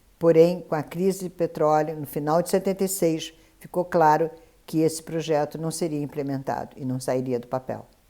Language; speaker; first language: Portuguese; native; Portuguese